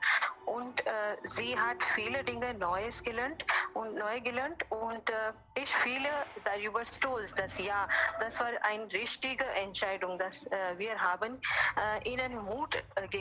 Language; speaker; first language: German; non-native, learner; Hindi